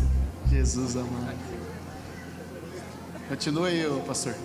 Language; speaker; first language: Portuguese; native; Portuguese